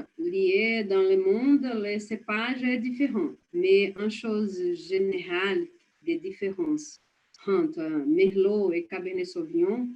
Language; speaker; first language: French; non-native, fluent; Portuguese